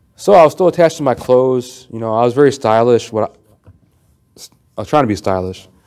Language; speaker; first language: English; native; English